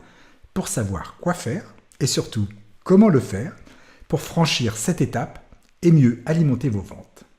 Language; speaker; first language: French; native; French